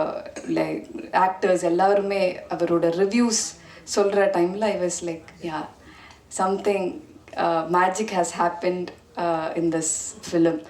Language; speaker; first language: Tamil; non-native, fluent; Malayalam